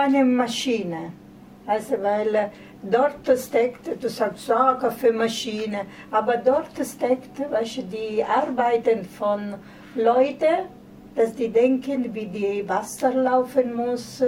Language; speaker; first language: German; non-native, learner; Italian